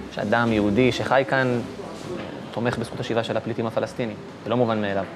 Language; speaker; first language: Hebrew; native; Hebrew